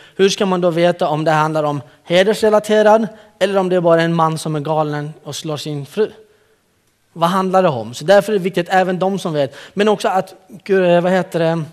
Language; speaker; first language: Swedish; early bilingual, other home language; Central Kurdish